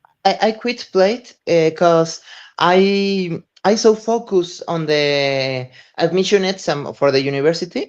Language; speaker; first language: English; non-native, learner; Spanish